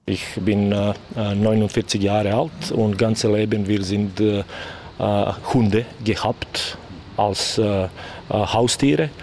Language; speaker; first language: German; non-native, learner; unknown